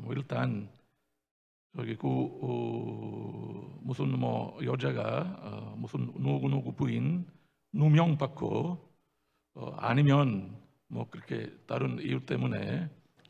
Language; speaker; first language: Korean; non-native, fluent; Italian